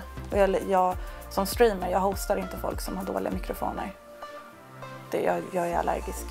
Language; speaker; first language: Swedish; native; Swedish